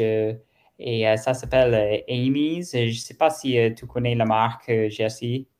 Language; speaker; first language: French; non-native, learner; German